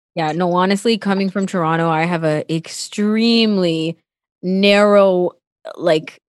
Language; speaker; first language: English; non-native, fluent; Tamil